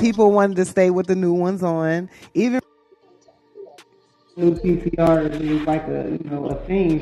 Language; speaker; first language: English; native; English